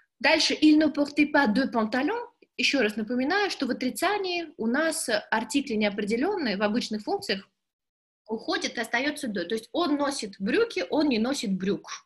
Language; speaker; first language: Russian; native; Russian